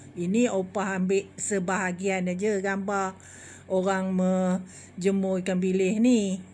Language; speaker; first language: Malay; native; Malay